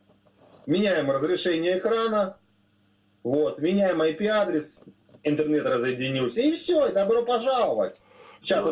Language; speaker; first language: Russian; native; Russian